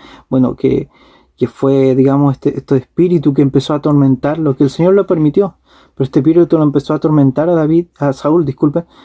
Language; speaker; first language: Spanish; native; Spanish